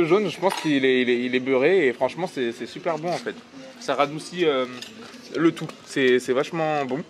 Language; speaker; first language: French; native; French